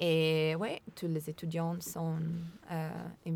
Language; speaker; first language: French; non-native, learner; Italian